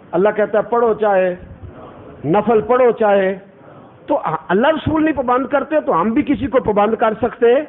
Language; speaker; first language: Urdu; non-native, local second language; Punjabi